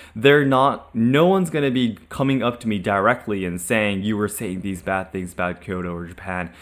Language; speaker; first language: English; non-native, fluent; Japanese